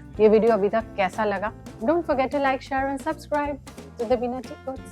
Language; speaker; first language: Hindi; non-native, local second language; Bangla